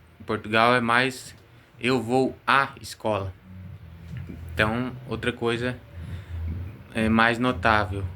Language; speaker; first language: Portuguese; native; Portuguese